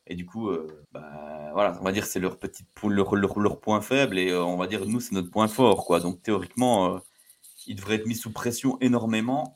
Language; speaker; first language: French; native; French